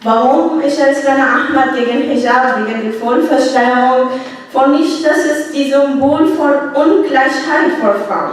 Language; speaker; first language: German; non-native, learner; Arabic